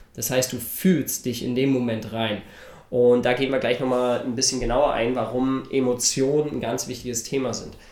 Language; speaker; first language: German; native; German